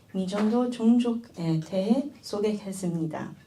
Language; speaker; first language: Korean; early bilingual, other home language; Chinese